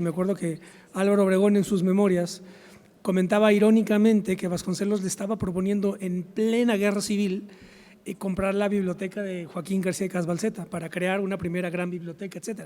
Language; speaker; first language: Spanish; native; Spanish